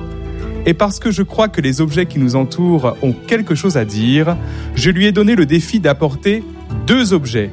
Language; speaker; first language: French; native; French